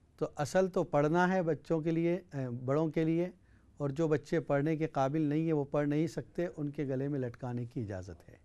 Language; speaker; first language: Urdu; native; Urdu